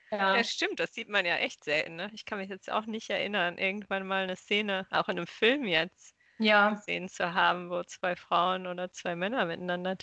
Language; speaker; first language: German; native; German